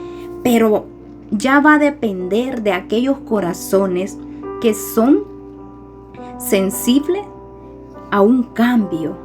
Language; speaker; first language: Spanish; native; Spanish